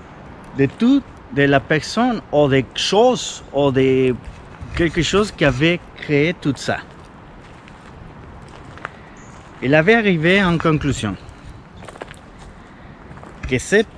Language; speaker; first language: French; non-native, fluent; Spanish